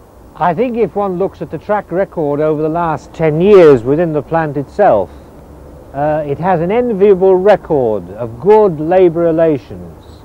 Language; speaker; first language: English; native; English